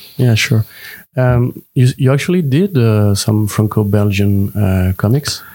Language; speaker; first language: English; non-native, fluent; French